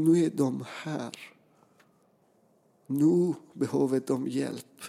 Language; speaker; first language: Swedish; non-native, fluent; Persian